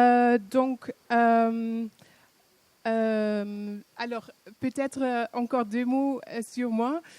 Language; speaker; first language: French; non-native, fluent; Dutch